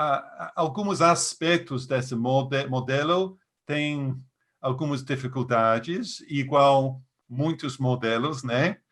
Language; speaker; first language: Portuguese; non-native, fluent; English